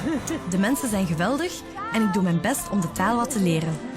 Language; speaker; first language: Dutch; native; Dutch